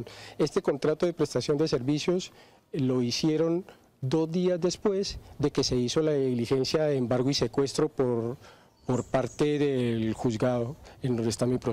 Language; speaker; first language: Spanish; native; Spanish